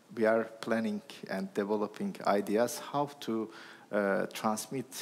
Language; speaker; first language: English; non-native, fluent; Turkish